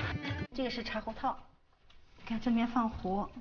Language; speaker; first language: Chinese; native; Chinese